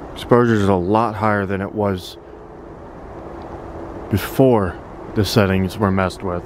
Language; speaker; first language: English; native; English